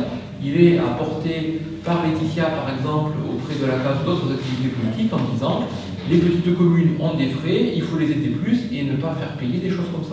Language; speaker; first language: French; native; French